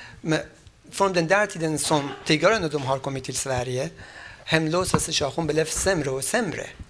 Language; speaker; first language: Swedish; non-native, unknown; Persian